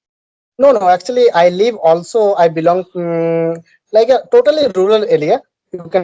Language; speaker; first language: English; non-native, learner; Bangla